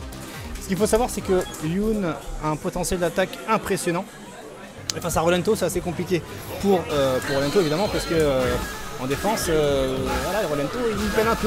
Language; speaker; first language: French; native; French